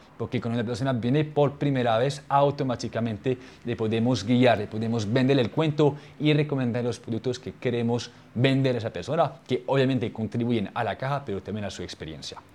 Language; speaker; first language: Spanish; non-native, fluent; French